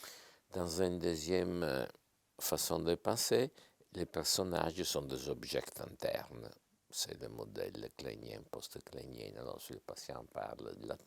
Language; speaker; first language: French; non-native, fluent; Italian